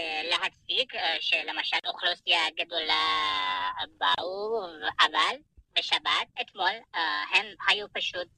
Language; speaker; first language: Hebrew; non-native, fluent; Persian